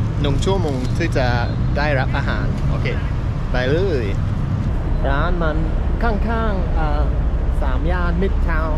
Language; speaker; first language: Thai; non-native, fluent; English